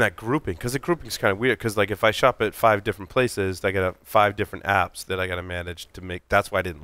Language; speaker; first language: English; native; English